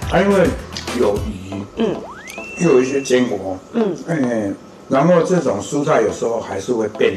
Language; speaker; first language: Chinese; native; Chinese